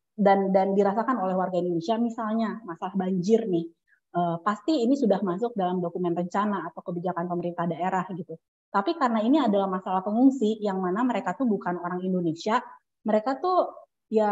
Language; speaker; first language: Indonesian; native; Indonesian